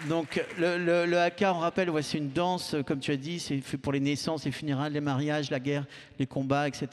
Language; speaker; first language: French; native; French